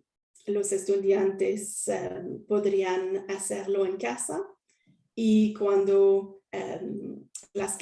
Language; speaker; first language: Spanish; non-native, learner; French